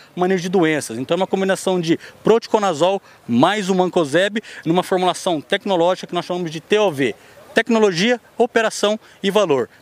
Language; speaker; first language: Portuguese; native; Portuguese